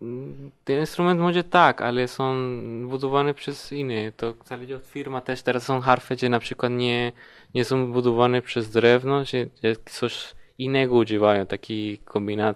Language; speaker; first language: Polish; non-native, learner; Spanish